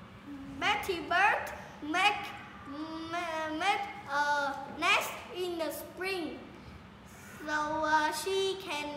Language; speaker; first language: English; non-native, learner; Vietnamese